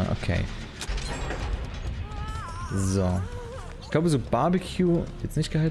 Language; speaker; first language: German; native; German